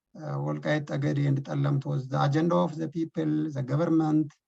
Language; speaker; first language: English; non-native, local second language; Amharic